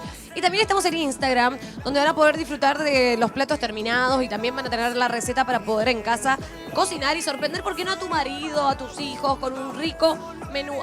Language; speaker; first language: Spanish; native; Spanish